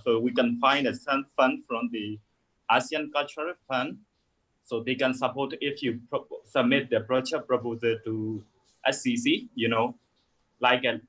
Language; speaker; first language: English; non-native, learner; Burmese